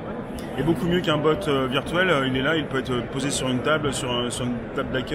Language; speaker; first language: French; native; French